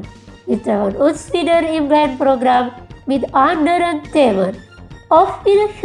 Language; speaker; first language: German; non-native, learner; Indonesian